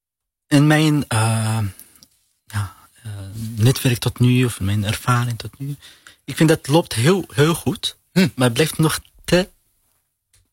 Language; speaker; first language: Dutch; non-native, learner; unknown